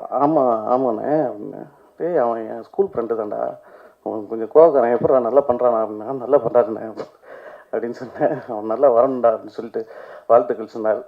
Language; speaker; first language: Tamil; native; Tamil